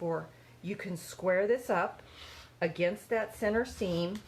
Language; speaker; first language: English; native; English